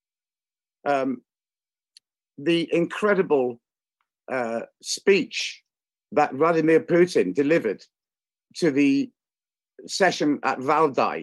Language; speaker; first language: English; non-native, fluent; French